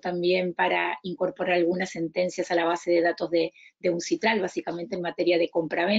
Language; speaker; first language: Spanish; native; Spanish